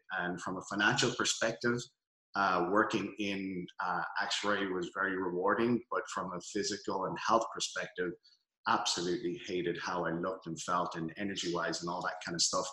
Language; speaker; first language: English; native; English